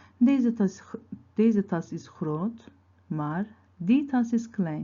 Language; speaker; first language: Dutch; non-native, fluent; Turkish